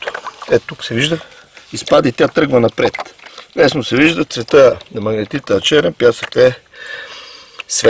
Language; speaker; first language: Bulgarian; native; Bulgarian